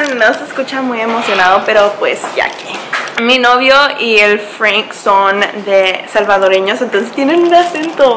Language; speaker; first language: Spanish; early bilingual, heritage; Spanish